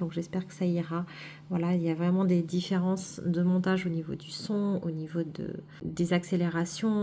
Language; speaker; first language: French; native; French